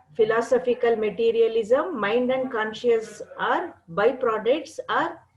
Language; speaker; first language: English; non-native, local second language; Kannada